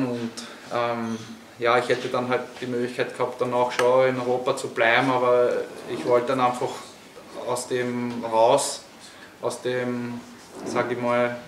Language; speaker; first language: German; native; German